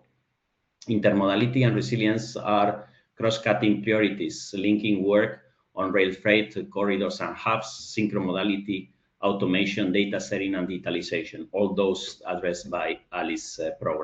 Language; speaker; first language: English; non-native, fluent; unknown